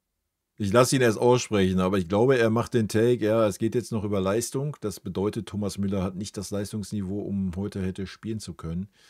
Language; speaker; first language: German; native; German